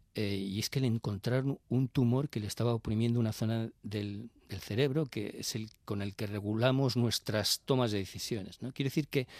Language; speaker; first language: Spanish; native; Spanish